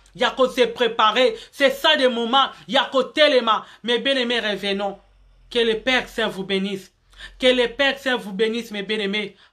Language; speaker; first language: French; non-native, local second language; Lingala